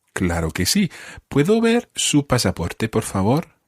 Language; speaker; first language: Spanish; non-native, fluent; English